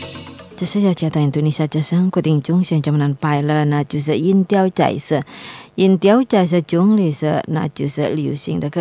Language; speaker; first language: Chinese; non-native, fluent; Indonesian